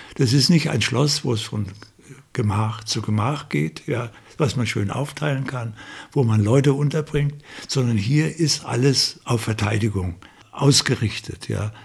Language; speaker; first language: German; native; German